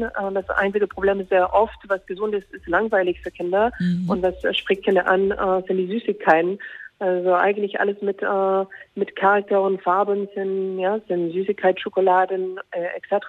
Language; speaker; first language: German; non-native, fluent; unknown